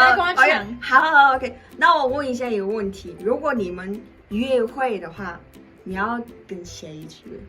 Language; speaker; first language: Chinese; non-native, fluent; Mongolian